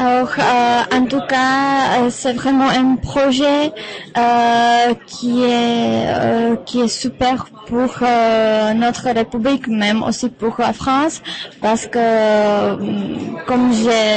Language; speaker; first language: French; non-native, fluent; Czech